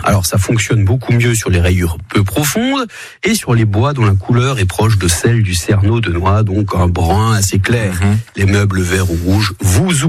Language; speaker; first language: French; native; French